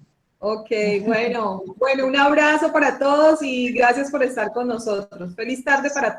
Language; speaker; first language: Spanish; native; Spanish